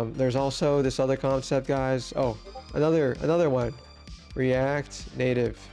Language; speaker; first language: English; native; English